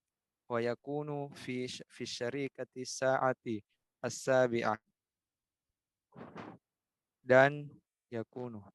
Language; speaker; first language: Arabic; non-native, learner; Indonesian